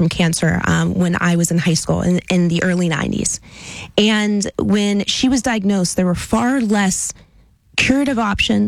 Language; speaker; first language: English; native; English